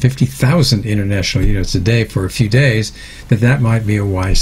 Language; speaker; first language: English; native; English